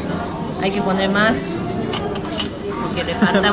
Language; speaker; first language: Spanish; non-native, fluent; Japanese